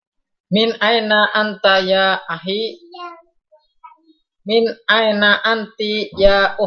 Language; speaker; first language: Arabic; non-native, learner; Indonesian